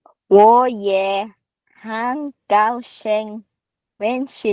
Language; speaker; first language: Chinese; non-native, learner; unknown